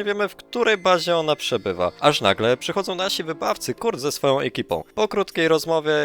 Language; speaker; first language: Polish; native; Polish